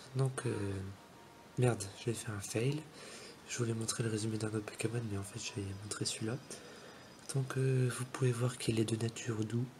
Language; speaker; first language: French; native; French